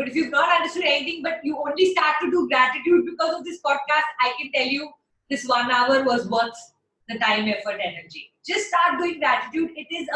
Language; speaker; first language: English; non-native, local second language; Hindi